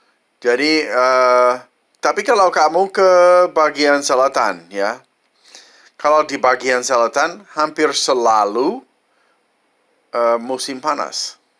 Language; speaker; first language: Indonesian; non-native, fluent; English